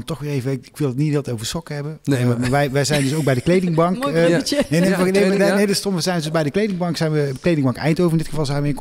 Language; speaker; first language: Dutch; native; Dutch